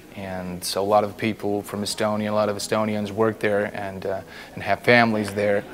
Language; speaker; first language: English; non-native, fluent; Estonian